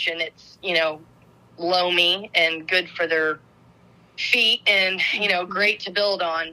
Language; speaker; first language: English; native; English